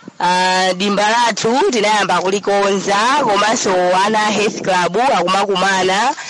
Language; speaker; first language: Nyanja; non-native, local second language; Tumbuka